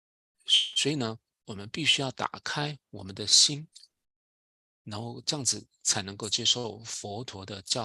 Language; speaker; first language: Chinese; native; Chinese